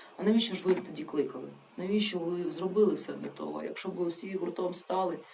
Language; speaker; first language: Ukrainian; non-native, local second language; Russian